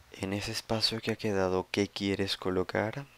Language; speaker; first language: Spanish; native; Spanish